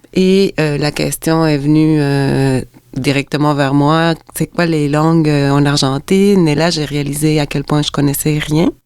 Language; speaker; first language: French; non-native, fluent; Spanish